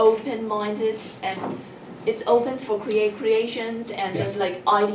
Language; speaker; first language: English; non-native, fluent; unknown